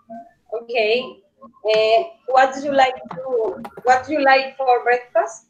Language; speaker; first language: English; non-native, learner; Spanish